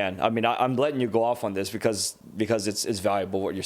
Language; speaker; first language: English; native; English